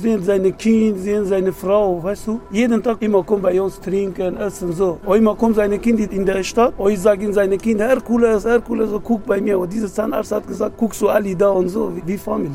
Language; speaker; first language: German; non-native, learner; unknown